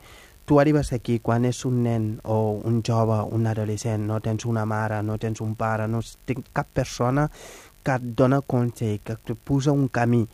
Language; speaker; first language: Catalan; non-native, fluent; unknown